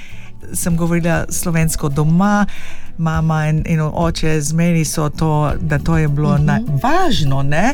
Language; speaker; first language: Slovenian; early bilingual, heritage; Slovenian